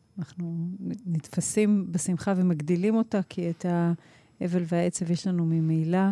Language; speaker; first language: Hebrew; native; Hebrew